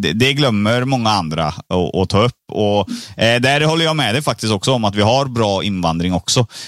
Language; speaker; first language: Swedish; early bilingual, other home language; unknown